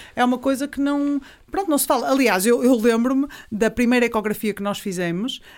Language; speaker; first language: Portuguese; native; Portuguese